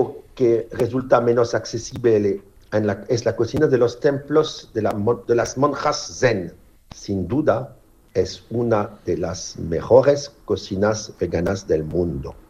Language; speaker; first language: Spanish; non-native, fluent; French